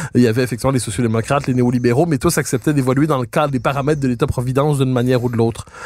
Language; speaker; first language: French; native; French